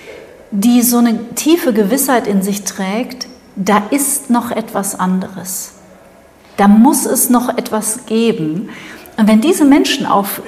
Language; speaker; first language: German; native; German